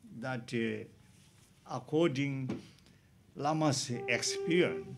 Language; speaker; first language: English; non-native, learner; Tibetan